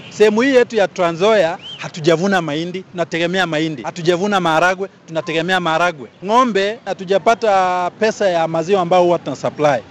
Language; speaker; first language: Swahili; non-native, local second language; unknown